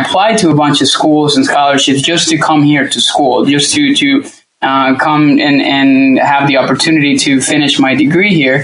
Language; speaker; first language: English; non-native, fluent; Spanish